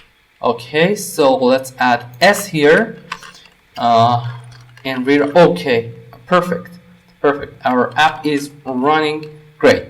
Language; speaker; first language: English; non-native, fluent; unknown